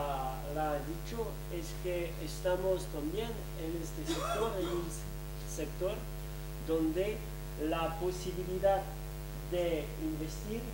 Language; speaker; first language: Spanish; non-native, fluent; French